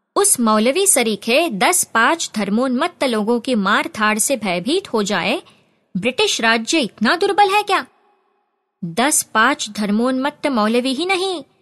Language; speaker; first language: Hindi; non-native, local second language; Marathi